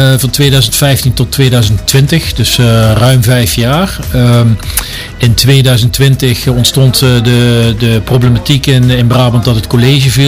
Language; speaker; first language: Dutch; native; Dutch